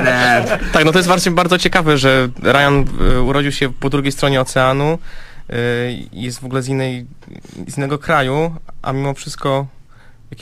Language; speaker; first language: Polish; native; Polish